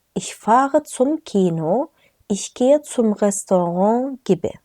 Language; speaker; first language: German; non-native, fluent; Turkish